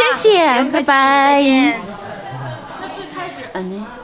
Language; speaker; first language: Chinese; non-native, fluent; Thai